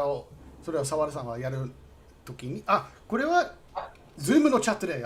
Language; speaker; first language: Japanese; non-native, fluent; English